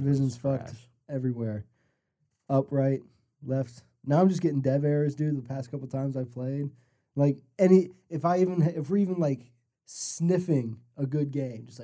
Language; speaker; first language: English; native; English